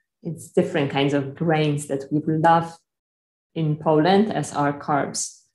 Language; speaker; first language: English; non-native, fluent; Polish